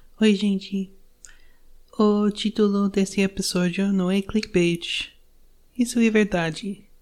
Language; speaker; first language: Portuguese; non-native, learner; English